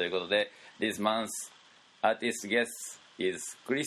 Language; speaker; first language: English; non-native, learner; Japanese